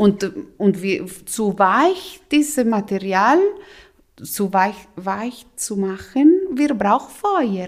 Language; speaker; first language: German; non-native, local second language; Italian